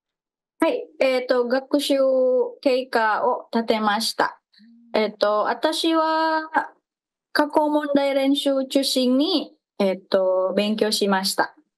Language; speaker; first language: Japanese; non-native, fluent; Indonesian